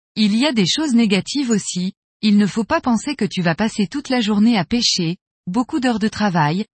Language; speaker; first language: French; non-native, fluent; Spanish